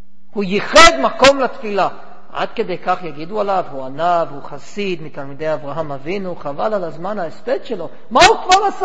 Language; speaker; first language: Hebrew; non-native, fluent; English